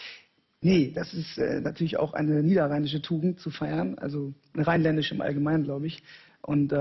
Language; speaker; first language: German; native; German